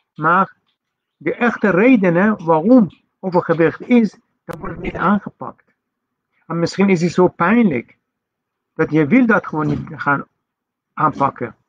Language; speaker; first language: Dutch; non-native, fluent; Persian